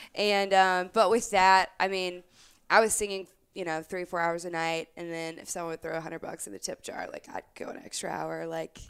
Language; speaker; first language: English; native; English